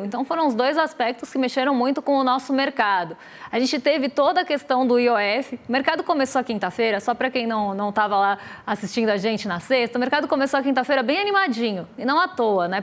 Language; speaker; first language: Portuguese; native; Portuguese